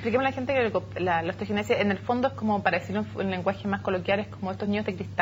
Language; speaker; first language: Spanish; native; Spanish